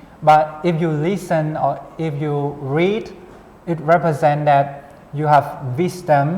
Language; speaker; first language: English; non-native, fluent; Khmer